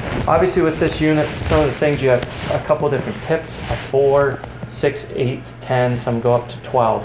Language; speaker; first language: English; native; English